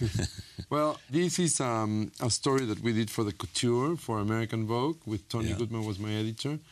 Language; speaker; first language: English; non-native, fluent; Spanish